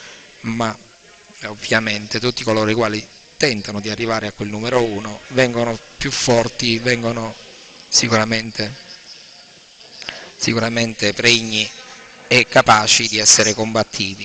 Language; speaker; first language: Italian; native; Italian